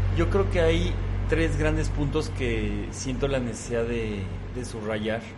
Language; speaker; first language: Spanish; native; Spanish